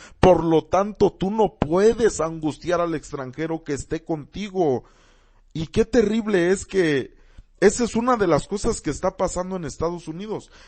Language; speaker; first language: Spanish; early bilingual, heritage; Spanish